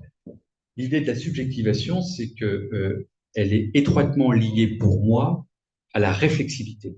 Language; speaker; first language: French; native; French